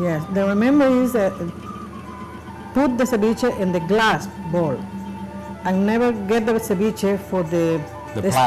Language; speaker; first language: English; non-native, learner; Spanish